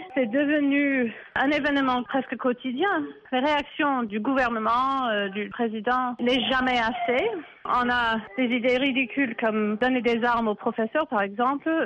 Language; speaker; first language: French; non-native, fluent; English